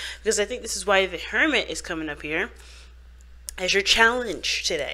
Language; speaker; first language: English; native; English